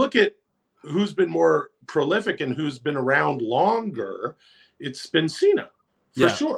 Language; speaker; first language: English; native; English